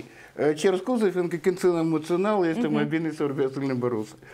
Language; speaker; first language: Romanian; non-native, local second language; Russian